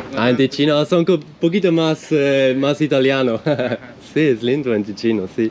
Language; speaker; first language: Spanish; non-native, learner; Swiss German